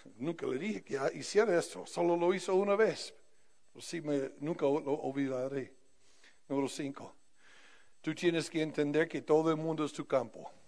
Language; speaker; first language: Spanish; non-native, fluent; English